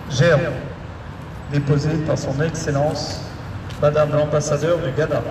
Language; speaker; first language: French; native; French